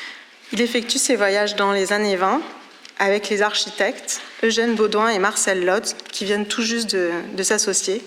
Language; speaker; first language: French; native; French